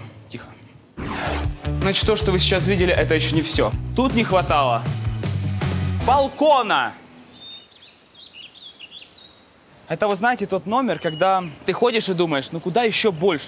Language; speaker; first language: Russian; native; Russian